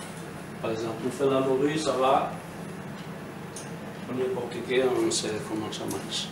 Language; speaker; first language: French; non-native, learner; Portuguese